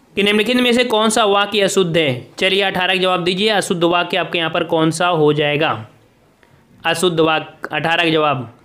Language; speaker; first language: Hindi; native; Hindi